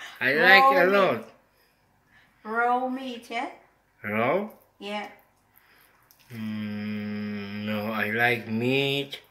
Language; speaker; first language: English; non-native, learner; Indonesian